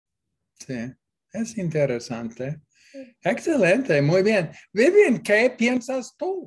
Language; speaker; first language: Spanish; non-native, fluent; English